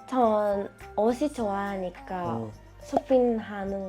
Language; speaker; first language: Korean; non-native, learner; Japanese